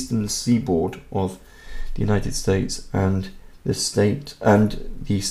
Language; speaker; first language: English; non-native, local second language; Hungarian